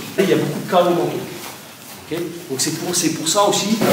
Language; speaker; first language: French; native; French